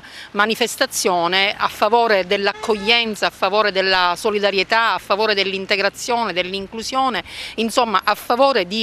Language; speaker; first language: Italian; native; Italian